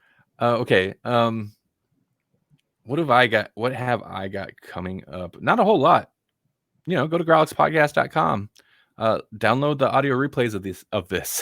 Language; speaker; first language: English; native; English